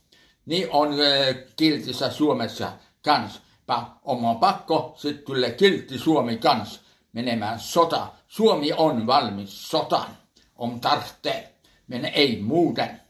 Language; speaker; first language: Finnish; early bilingual, heritage; Finnish